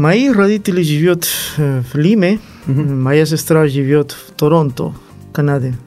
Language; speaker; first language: Russian; non-native, learner; Spanish